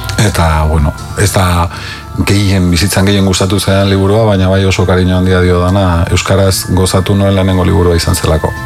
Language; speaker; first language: Basque; non-native, local second language; Spanish